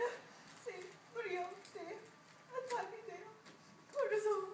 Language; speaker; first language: Spanish; non-native, learner; English